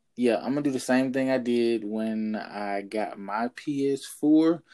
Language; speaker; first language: English; native; English